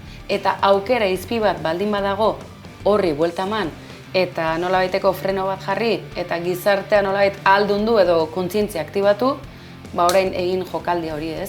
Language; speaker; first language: Basque; native; Basque